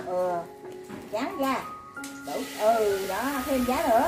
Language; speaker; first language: Vietnamese; native; Vietnamese